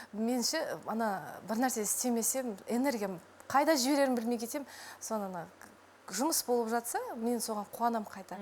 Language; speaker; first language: Kazakh; early bilingual, heritage; Kazakh